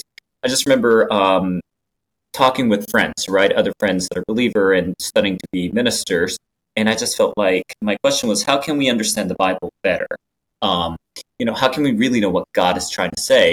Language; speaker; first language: English; non-native, fluent; Japanese